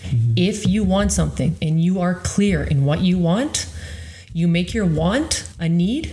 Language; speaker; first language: English; non-native, fluent; Croatian